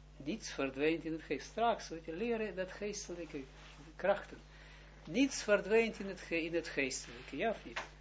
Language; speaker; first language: Dutch; non-native, fluent; Hebrew